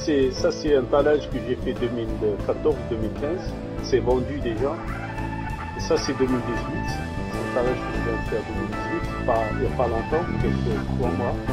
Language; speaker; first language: French; non-native, local second language; Arabic